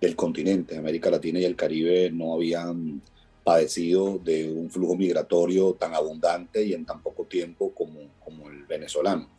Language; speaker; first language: Spanish; native; Spanish